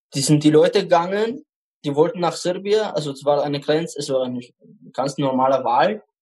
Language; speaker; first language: German; non-native, fluent; Arabic